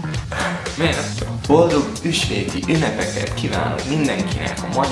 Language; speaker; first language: Hungarian; early bilingual, heritage; Italian